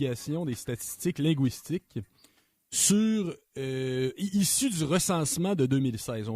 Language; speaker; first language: French; native; French